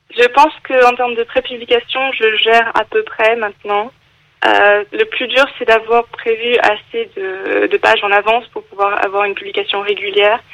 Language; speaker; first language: French; non-native, fluent; English